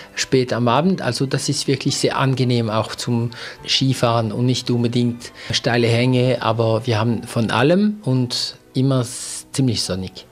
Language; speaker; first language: German; non-native, local second language; French